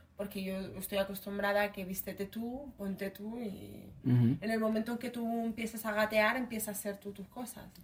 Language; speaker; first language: Spanish; early bilingual, other home language; Arabic